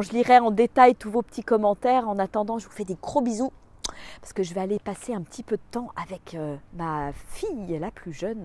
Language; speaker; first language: French; native; French